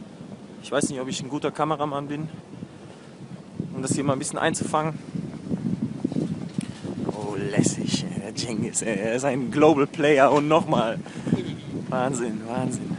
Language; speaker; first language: German; native; German